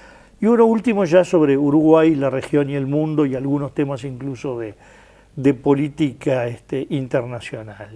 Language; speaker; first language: Spanish; native; Spanish